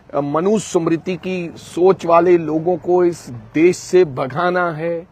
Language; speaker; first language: Hindi; non-native, local second language; Punjabi